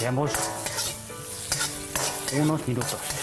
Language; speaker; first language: Spanish; non-native, fluent; Chinese